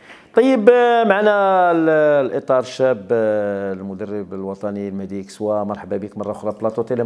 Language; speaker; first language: Arabic; native; Arabic